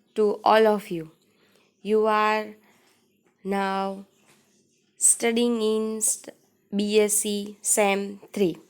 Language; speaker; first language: English; non-native, local second language; Gujarati